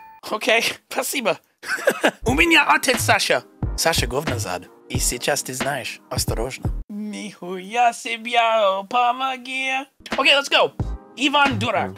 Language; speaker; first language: Russian; non-native, learner; English